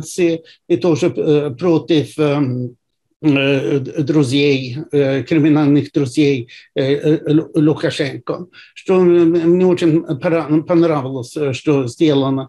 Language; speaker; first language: Russian; non-native, fluent; Swedish